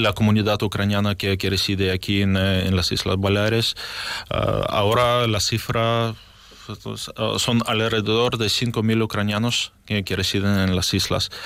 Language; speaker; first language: Spanish; non-native, fluent; Ukrainian